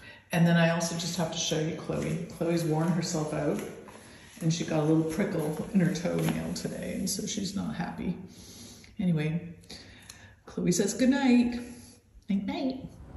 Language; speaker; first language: English; native; English